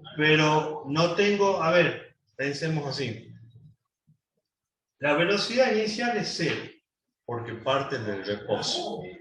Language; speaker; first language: Spanish; native; Spanish